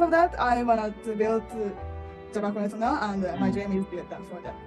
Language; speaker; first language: English; non-native, learner; Japanese